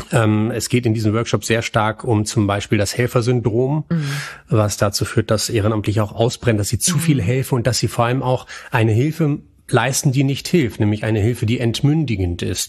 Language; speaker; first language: German; native; German